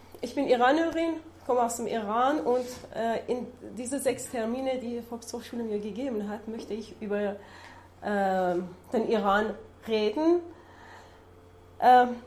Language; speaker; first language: German; non-native, learner; Persian